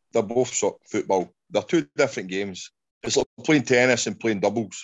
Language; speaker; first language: English; native; English